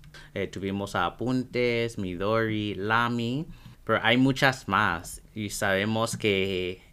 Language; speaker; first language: Spanish; non-native, fluent; English